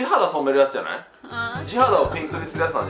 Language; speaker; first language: Japanese; native; Japanese